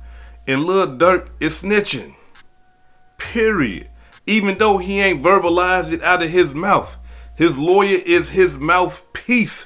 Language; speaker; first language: English; native; English